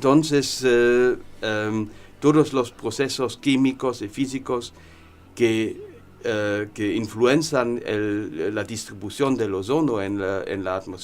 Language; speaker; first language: Spanish; non-native, learner; German